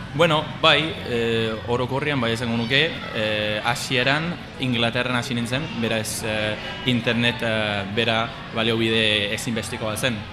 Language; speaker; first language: Basque; non-native, fluent; English